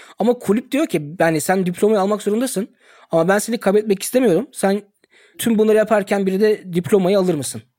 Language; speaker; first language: Turkish; early bilingual, heritage; Turkish